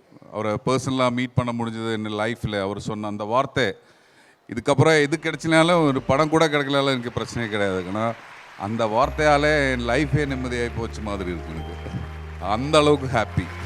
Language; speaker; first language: Tamil; non-native, learner; Malayalam